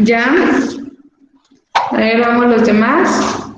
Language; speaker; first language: Spanish; native; Spanish